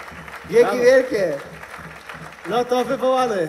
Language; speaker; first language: Polish; native; Polish